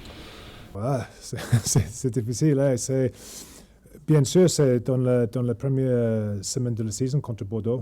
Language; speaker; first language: French; non-native, learner; English